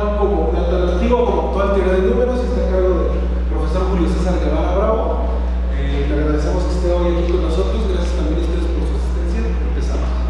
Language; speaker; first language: Spanish; native; Spanish